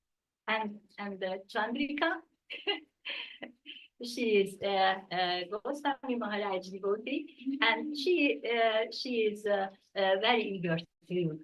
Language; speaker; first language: English; non-native, learner; Hungarian